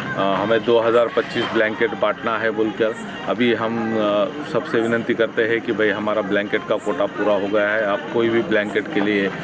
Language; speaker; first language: Hindi; non-native, local second language; Marathi